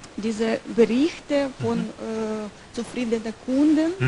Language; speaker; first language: German; non-native, learner; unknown